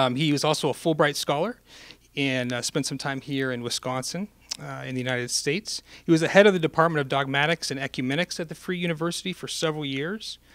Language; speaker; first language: English; native; English